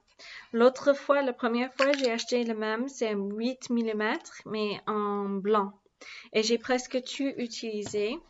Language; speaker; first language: French; non-native, learner; English